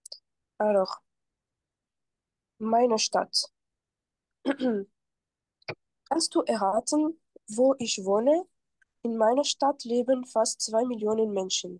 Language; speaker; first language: German; non-native, fluent; French